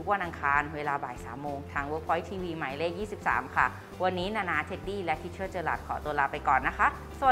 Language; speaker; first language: Thai; native; Thai